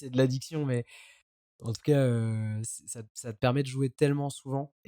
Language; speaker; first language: French; native; French